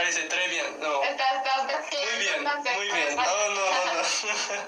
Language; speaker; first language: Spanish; non-native, learner; English